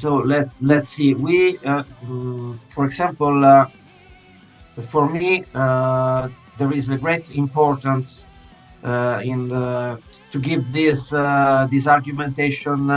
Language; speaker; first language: English; non-native, fluent; Italian